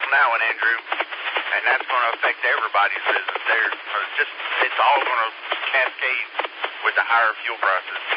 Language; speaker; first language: English; native; English